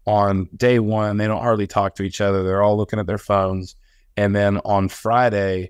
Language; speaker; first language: English; native; English